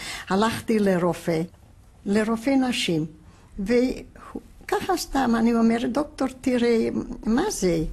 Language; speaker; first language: Hebrew; non-native, fluent; Hungarian